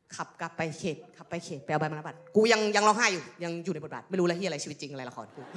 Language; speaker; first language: Thai; native; Thai